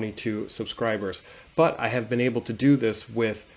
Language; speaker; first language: English; native; English